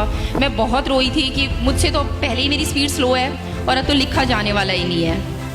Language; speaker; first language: Hindi; native; Hindi